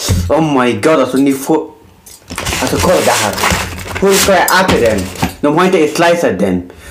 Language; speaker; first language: Swedish; non-native, learner; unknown